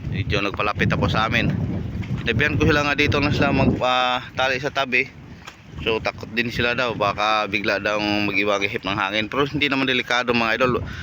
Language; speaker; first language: Filipino; non-native, local second language; Cebuano